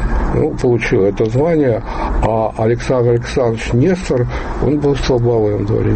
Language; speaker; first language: Russian; native; Russian